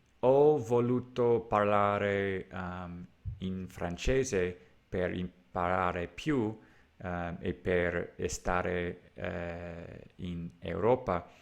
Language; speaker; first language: Italian; non-native, learner; English